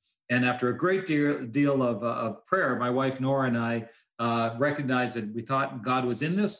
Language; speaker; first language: English; native; English